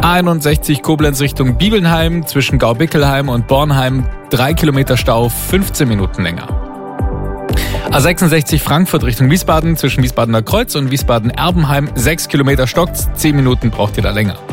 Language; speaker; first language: German; native; German